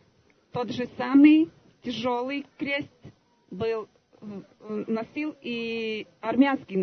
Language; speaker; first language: Russian; non-native, learner; Serbian